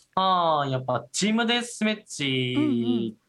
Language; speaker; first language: Japanese; non-native, fluent; Korean